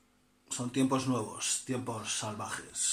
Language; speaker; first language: Spanish; native; Spanish